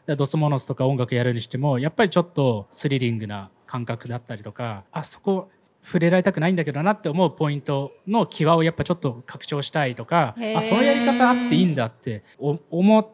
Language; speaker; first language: Japanese; native; Japanese